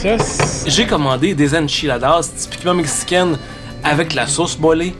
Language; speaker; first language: French; native; French